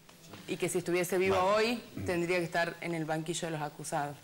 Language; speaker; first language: Spanish; native; Spanish